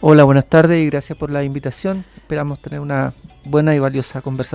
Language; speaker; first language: Spanish; native; Spanish